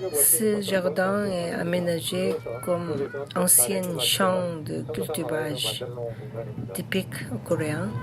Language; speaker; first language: French; non-native, learner; Korean